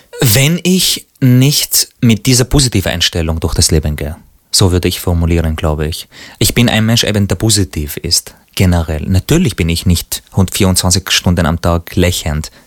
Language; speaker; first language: German; non-native, fluent; Arabic